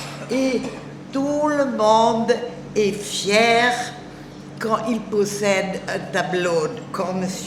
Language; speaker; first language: French; non-native, learner; German